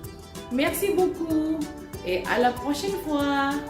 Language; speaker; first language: French; non-native, fluent; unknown